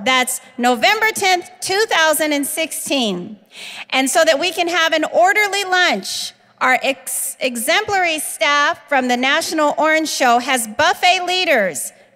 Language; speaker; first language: English; native; English